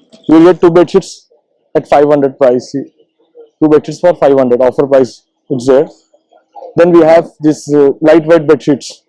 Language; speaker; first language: English; non-native, local second language; Telugu